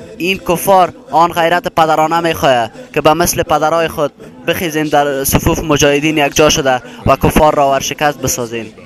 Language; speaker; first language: Persian; native; Persian